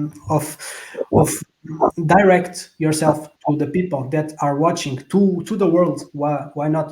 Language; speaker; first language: English; non-native, fluent; Portuguese